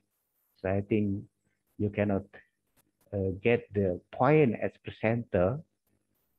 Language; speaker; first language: English; non-native, learner; Indonesian